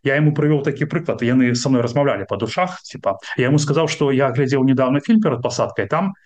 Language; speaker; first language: Russian; non-native, local second language; Belarusian